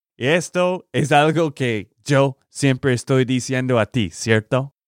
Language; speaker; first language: Spanish; non-native, learner; English